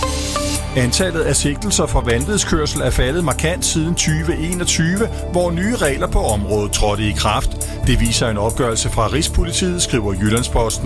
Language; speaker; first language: Danish; native; Danish